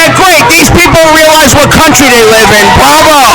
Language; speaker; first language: English; native; English